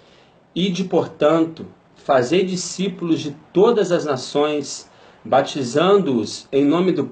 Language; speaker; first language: Portuguese; native; Portuguese